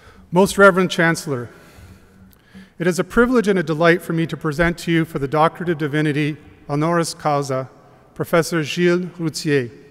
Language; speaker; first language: English; native; English